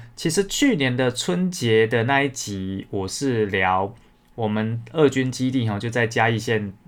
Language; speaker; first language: Chinese; native; Chinese